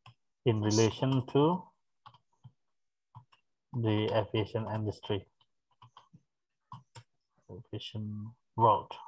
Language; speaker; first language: English; non-native, fluent; Indonesian